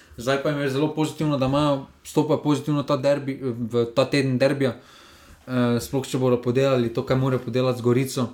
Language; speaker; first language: Slovenian; native; Slovenian